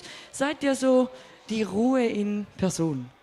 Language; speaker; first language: German; native; German